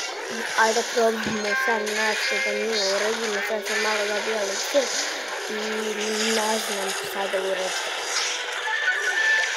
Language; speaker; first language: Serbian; early bilingual, heritage; Serbian